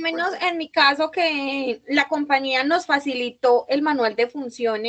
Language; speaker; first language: Spanish; native; Spanish